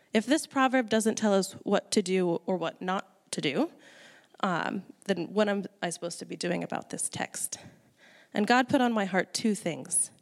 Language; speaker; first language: English; native; English